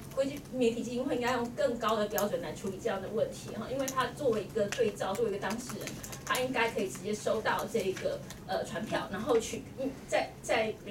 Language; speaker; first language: Chinese; native; Chinese